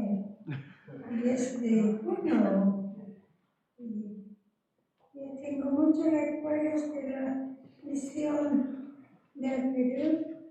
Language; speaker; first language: Spanish; non-native, fluent; English